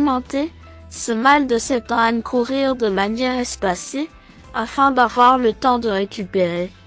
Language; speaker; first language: French; native; French